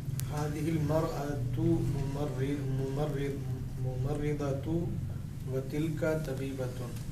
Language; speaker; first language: Arabic; non-native, learner; Urdu